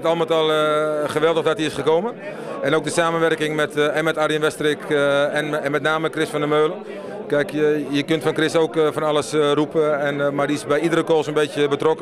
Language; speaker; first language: Dutch; native; Dutch